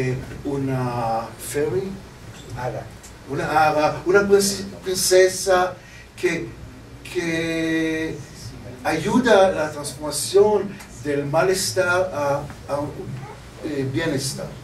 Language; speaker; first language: Spanish; non-native, learner; Hebrew